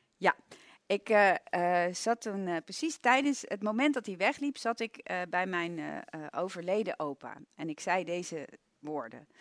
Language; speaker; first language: Dutch; native; Dutch